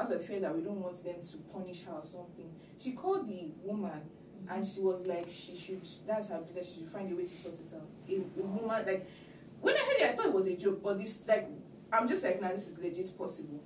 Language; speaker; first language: English; non-native, local second language; Yoruba